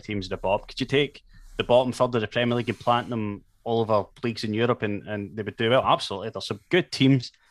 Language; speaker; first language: English; native; English